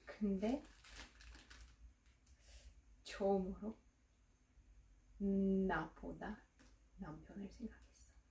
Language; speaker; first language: Korean; non-native, fluent; Russian